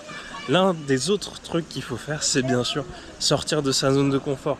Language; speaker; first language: French; native; French